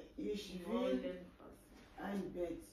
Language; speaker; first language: German; non-native, learner; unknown